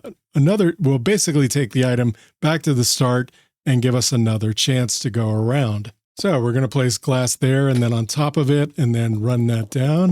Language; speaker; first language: English; native; English